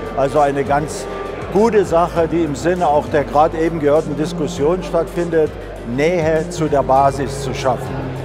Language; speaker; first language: German; non-native, local second language; Upper Sorbian